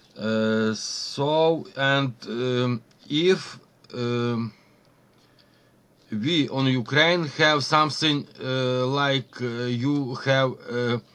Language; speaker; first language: English; non-native, learner; Ukrainian